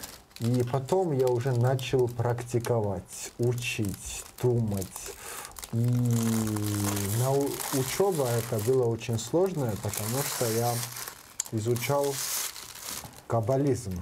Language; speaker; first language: Russian; non-native, learner; Georgian